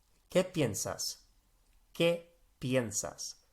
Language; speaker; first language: Spanish; non-native, fluent; English